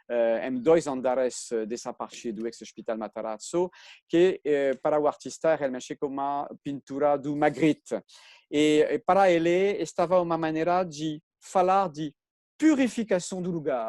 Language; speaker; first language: Portuguese; non-native, fluent; French